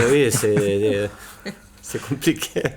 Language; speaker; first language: French; non-native, learner; Spanish